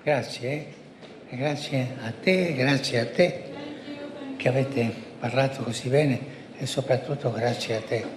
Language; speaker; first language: Italian; early bilingual, heritage; Spanish